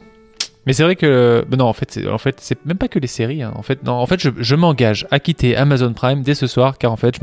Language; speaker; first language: French; native; French